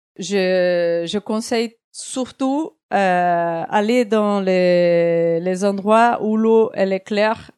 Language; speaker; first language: French; non-native, fluent; Portuguese